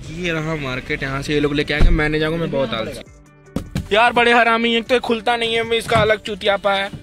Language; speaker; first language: Hindi; native; Hindi